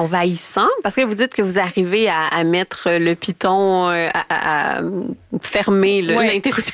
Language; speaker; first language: French; native; French